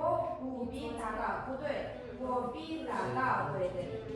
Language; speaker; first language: Chinese; non-native, learner; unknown